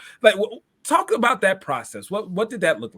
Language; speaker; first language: English; native; English